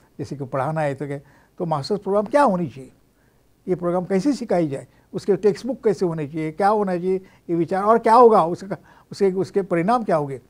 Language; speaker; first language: Hindi; non-native, local second language; Marathi